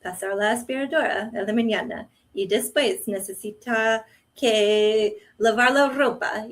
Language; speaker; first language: Spanish; non-native, learner; English